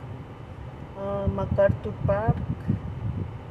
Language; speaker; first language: English; non-native, learner; Spanish